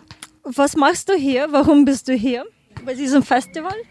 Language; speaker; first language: German; non-native, learner; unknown